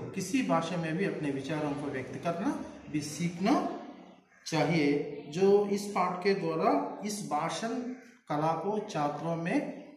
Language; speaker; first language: Hindi; non-native, local second language; Telugu